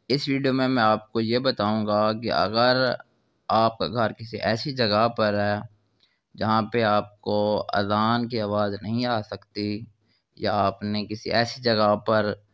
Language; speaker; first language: Urdu; non-native, local second language; Punjabi